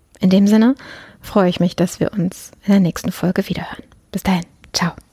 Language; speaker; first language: German; early bilingual, other home language; Polish